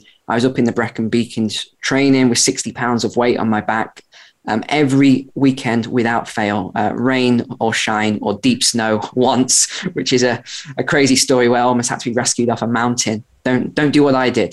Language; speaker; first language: English; native; English